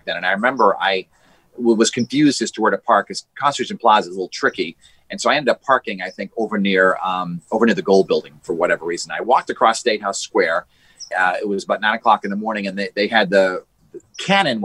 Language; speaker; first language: English; native; English